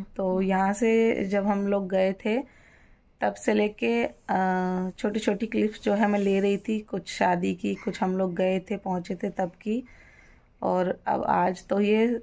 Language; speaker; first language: Hindi; native; Hindi